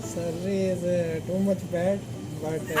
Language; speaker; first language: English; non-native, learner; Urdu